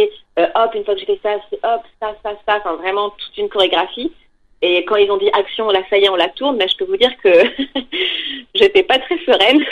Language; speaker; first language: French; native; French